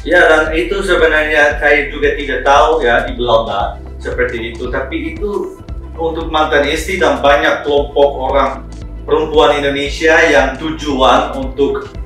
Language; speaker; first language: Indonesian; non-native, fluent; Dutch